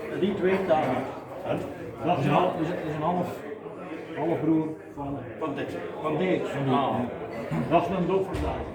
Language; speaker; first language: Dutch; non-native, learner; Polish